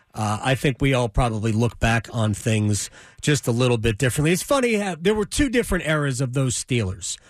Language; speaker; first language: English; native; English